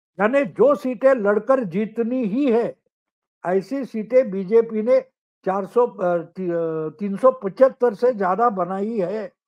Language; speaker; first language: Hindi; non-native, local second language; Marathi